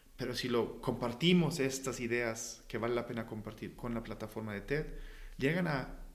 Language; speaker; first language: Spanish; non-native, fluent; German